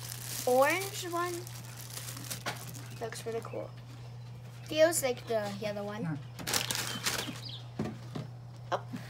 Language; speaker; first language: English; native; English